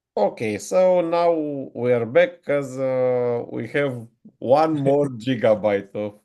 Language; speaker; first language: English; non-native, fluent; Romanian